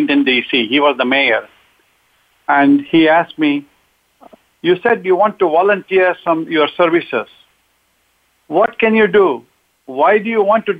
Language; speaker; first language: English; non-native, local second language; Kannada